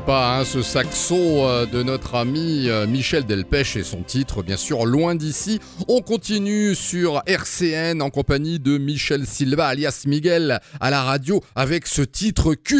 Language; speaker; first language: French; native; French